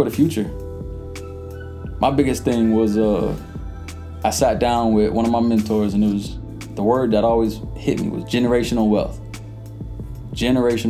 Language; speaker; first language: English; early bilingual, other home language; Jamaican Creole English